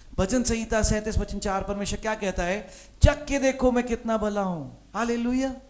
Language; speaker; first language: Hindi; non-native, local second language; Punjabi